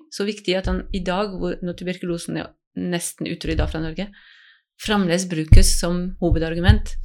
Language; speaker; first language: Norwegian; non-native, fluent; French